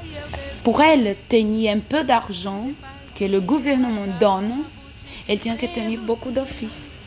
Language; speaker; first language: French; non-native, learner; Portuguese